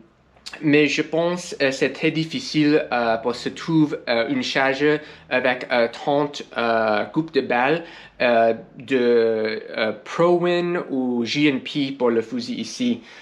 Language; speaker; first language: French; non-native, learner; English